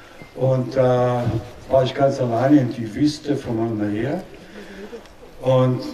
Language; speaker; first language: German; non-native, learner; Italian